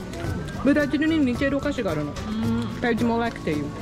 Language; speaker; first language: Japanese; non-native, fluent; Portuguese